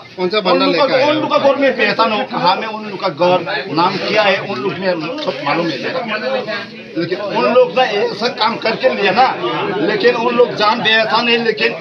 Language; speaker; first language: Hindi; non-native, local second language; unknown